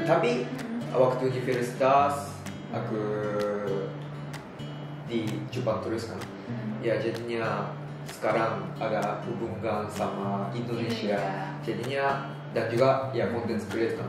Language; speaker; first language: Indonesian; non-native, learner; Japanese